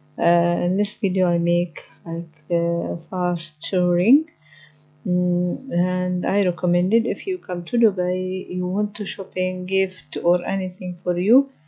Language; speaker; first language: English; non-native, learner; Arabic